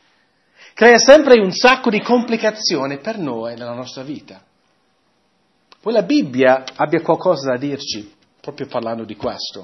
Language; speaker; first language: Italian; non-native, fluent; English